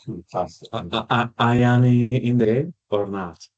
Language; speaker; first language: English; non-native, learner; Spanish